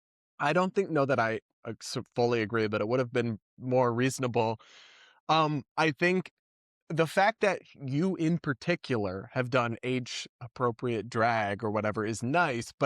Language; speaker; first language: English; native; English